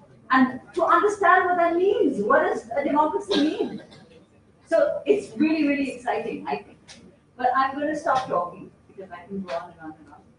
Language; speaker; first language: English; native; English